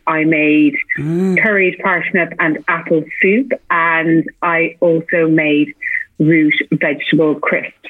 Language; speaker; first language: English; native; English